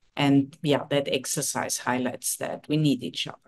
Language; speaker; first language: English; non-native, fluent; German